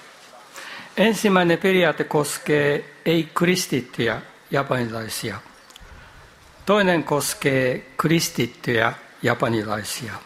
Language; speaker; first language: Finnish; non-native, fluent; Japanese